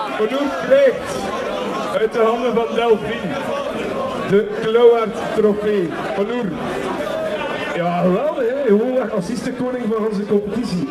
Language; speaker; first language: Dutch; native; Dutch